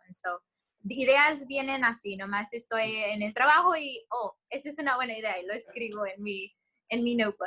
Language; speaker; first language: Spanish; early bilingual, heritage; Spanish